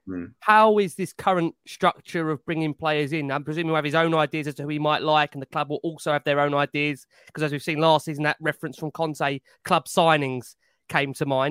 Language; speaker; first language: English; native; English